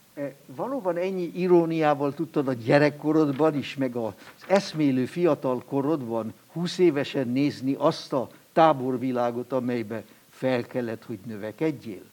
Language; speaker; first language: Hungarian; non-native, fluent; German